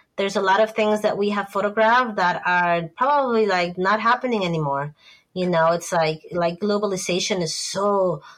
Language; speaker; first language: English; non-native, fluent; Spanish